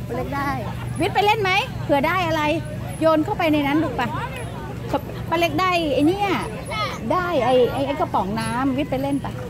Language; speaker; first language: Thai; native; Thai